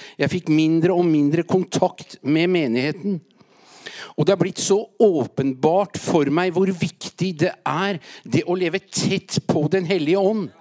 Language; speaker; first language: Norwegian; native; Norwegian